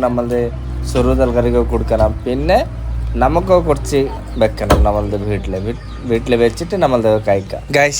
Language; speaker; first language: Malayalam; non-native, learner; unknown